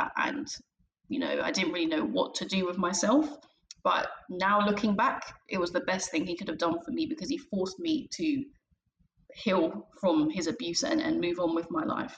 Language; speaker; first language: English; native; English